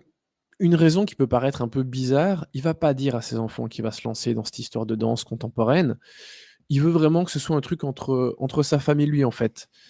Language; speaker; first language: French; native; French